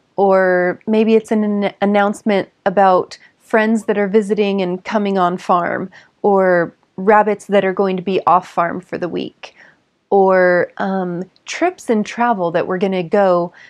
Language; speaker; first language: English; native; English